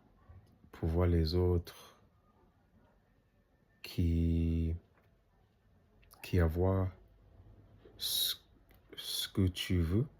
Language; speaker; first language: French; non-native, learner; English